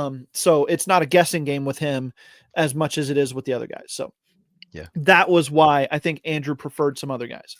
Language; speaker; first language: English; native; English